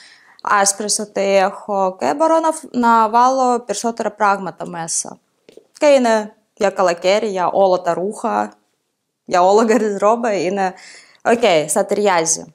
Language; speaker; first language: Greek; non-native, fluent; Ukrainian